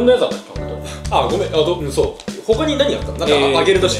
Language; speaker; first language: Japanese; native; Japanese